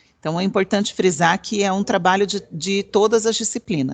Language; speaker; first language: Portuguese; native; Portuguese